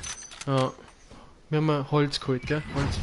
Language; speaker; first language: German; native; German